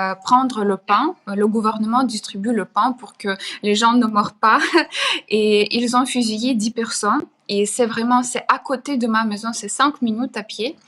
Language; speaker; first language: French; non-native, fluent; Ukrainian